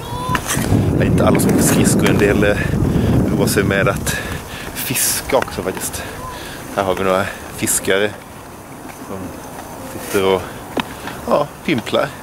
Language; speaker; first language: Swedish; native; Swedish